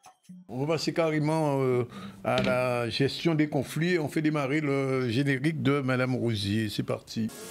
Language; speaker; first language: French; native; French